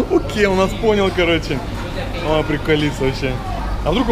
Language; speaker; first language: Russian; native; Russian